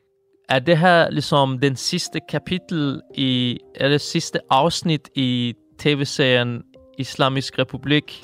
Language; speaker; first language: Danish; non-native, fluent; Persian